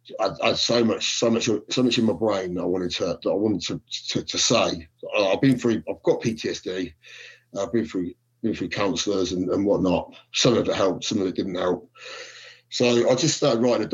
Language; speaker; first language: English; native; English